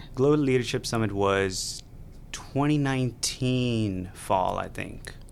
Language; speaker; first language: English; non-native, local second language; Urdu